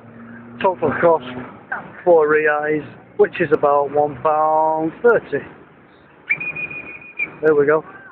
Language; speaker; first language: English; native; English